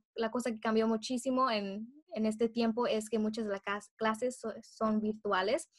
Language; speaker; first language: Spanish; early bilingual, heritage; Spanish